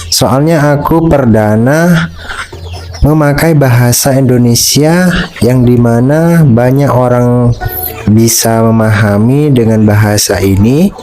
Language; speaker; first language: Indonesian; non-native, local second language; Madurese